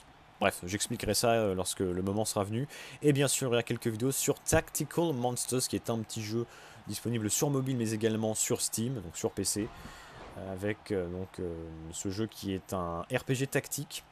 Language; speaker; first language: French; native; French